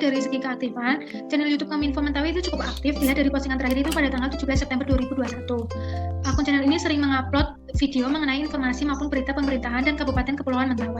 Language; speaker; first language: Indonesian; native; Indonesian